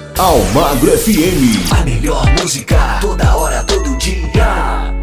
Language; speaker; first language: Portuguese; native; Portuguese